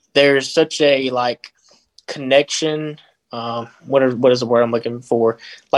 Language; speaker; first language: English; native; English